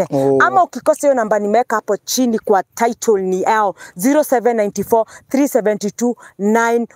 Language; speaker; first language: Swahili; non-native, local second language; Kikuyu